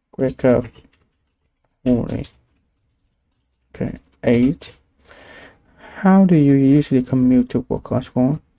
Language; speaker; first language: English; non-native, learner; Vietnamese